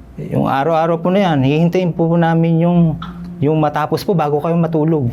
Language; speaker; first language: Filipino; native; Filipino